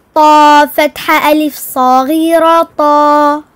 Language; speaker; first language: Arabic; non-native, learner; French